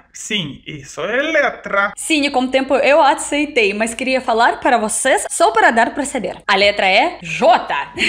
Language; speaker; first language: Portuguese; non-native, learner; Russian